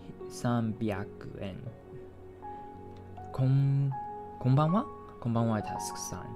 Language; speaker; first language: Japanese; non-native, learner; English